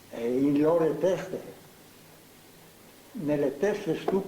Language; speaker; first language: Italian; non-native, fluent; Slovenian